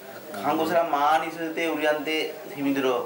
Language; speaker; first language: Korean; non-native, learner; Sinhala